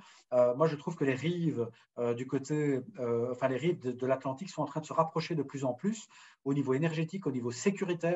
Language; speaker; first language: French; native; French